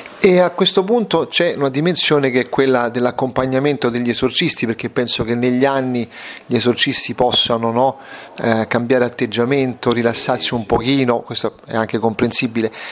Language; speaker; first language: Italian; native; Italian